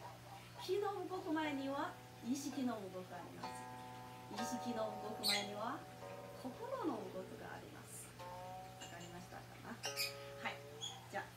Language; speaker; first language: Japanese; non-native, fluent; Chinese